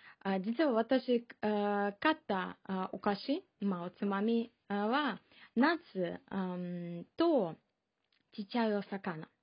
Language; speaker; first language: Japanese; non-native, fluent; Russian